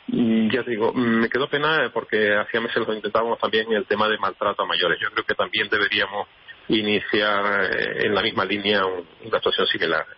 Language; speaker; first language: Spanish; native; Spanish